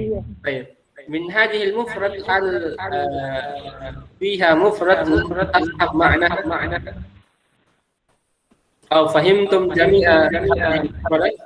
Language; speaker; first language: Arabic; non-native, fluent; Indonesian